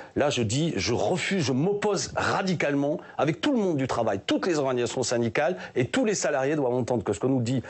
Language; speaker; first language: French; native; French